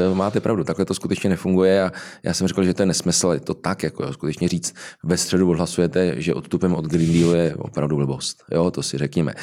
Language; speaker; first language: Czech; native; Czech